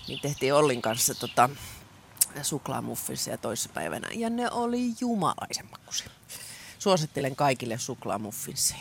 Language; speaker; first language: Finnish; non-native, local second language; Swedish